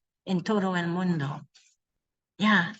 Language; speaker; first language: Spanish; non-native, learner; English